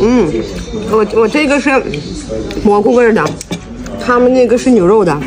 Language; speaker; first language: Chinese; non-native, fluent; Russian